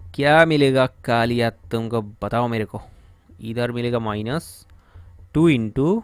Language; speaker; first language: Hindi; non-native, local second language; Bangla